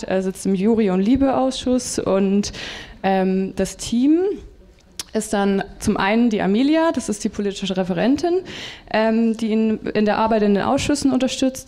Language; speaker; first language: German; native; German